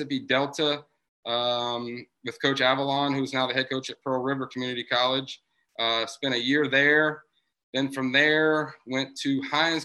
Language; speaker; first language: English; native; English